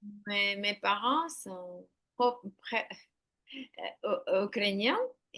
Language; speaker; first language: French; non-native, learner; Ukrainian